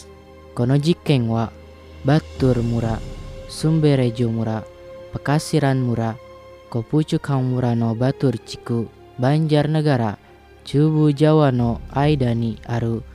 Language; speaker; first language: Japanese; non-native, fluent; Indonesian